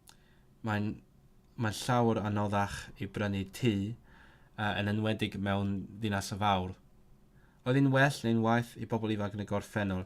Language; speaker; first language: Welsh; non-native, learner; Cantonese